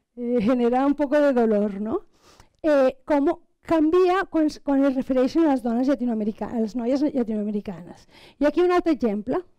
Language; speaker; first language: Spanish; non-native, local second language; Catalan